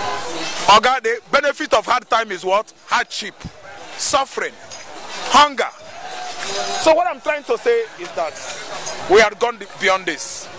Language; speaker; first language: English; non-native, local second language; Igbo